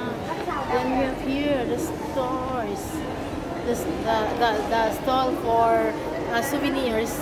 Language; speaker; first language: English; non-native, local second language; Filipino